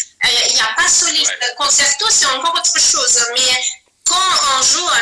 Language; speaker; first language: French; non-native, fluent; Azerbaijani